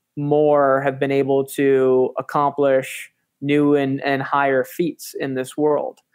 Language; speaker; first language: English; native; English